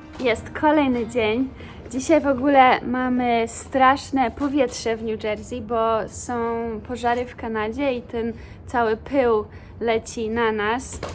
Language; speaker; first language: Polish; native; Polish